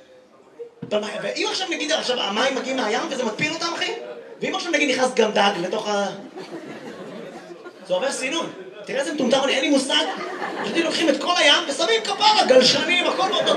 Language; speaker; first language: Hebrew; native; Hebrew